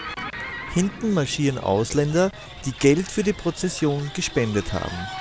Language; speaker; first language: German; native; German